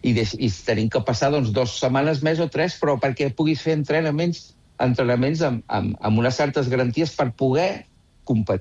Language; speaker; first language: Catalan; native; Catalan